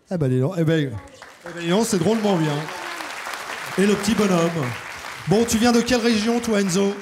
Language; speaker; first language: French; native; French